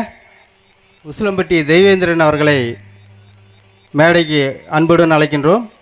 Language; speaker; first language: Tamil; native; Tamil